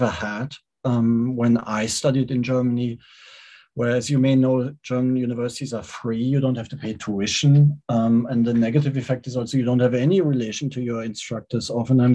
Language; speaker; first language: English; non-native, fluent; German